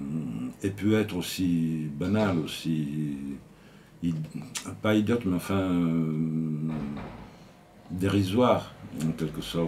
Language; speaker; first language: French; native; French